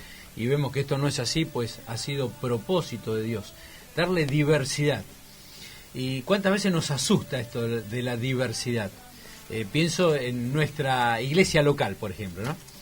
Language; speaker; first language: Spanish; native; Spanish